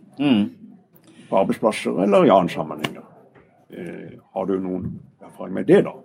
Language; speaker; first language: Norwegian; native; Norwegian